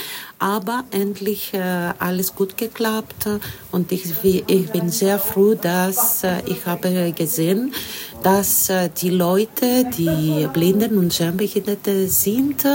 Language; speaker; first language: German; non-native, learner; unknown